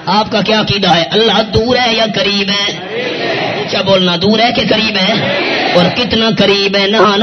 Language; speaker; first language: Urdu; non-native, local second language; Pashto